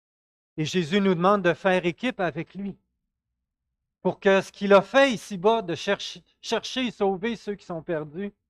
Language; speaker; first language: French; native; French